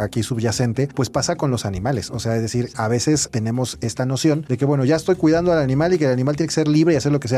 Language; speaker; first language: Spanish; native; Spanish